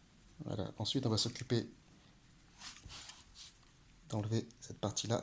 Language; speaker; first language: French; native; French